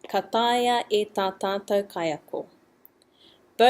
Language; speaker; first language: Māori; non-native, fluent; English